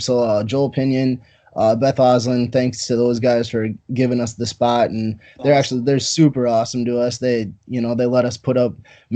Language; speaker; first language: English; native; English